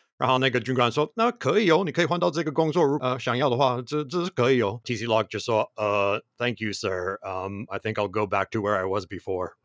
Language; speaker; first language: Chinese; non-native, fluent; English